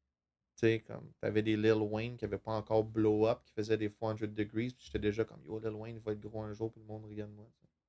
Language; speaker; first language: French; native; French